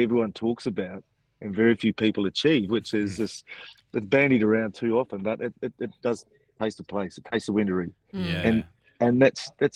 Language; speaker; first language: English; native; English